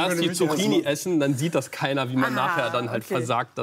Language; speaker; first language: German; native; German